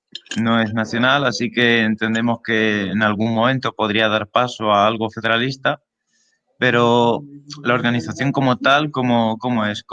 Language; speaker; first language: Spanish; native; Spanish